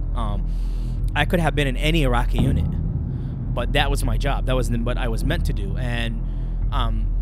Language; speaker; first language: English; non-native, fluent; Arabic